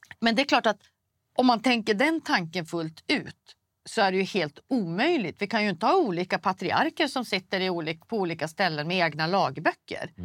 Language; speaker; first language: Swedish; native; Swedish